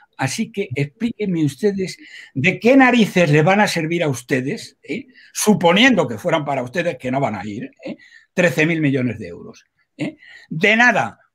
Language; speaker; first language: Spanish; native; Spanish